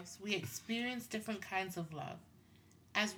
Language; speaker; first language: English; non-native, local second language; Swahili